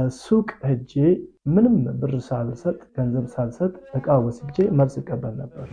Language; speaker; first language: Amharic; non-native, local second language; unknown